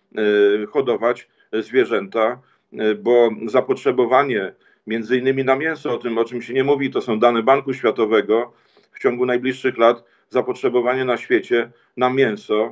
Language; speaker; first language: Polish; native; Polish